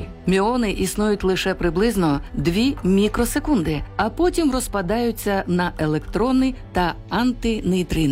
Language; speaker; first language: Ukrainian; native; Ukrainian